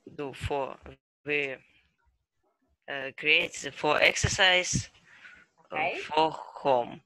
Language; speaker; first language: English; non-native, learner; Russian